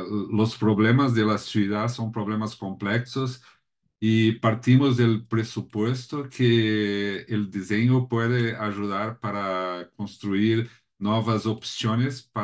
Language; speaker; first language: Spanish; non-native, learner; Portuguese